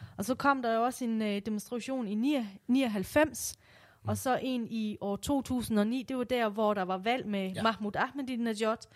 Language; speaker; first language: Danish; early bilingual, other home language; Persian